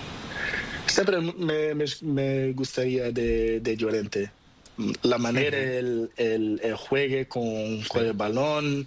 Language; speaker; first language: Spanish; non-native, learner; Portuguese